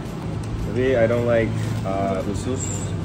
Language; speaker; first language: English; non-native, fluent; Japanese